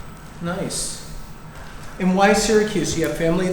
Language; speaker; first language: English; native; English